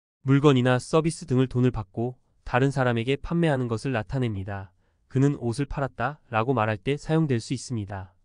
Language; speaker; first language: Korean; native; Korean